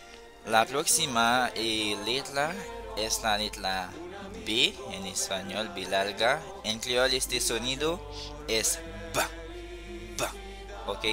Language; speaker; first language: Spanish; non-native, fluent; Haitian Creole